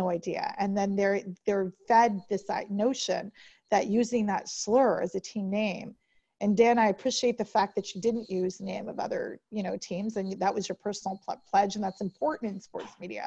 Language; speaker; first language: English; native; English